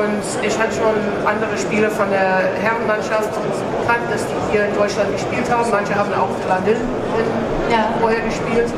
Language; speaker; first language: German; non-native, fluent; English